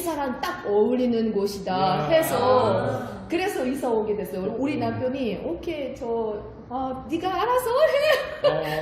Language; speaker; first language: Korean; non-native, fluent; Uzbek